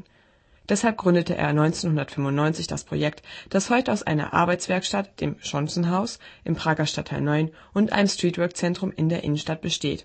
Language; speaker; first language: German; native; German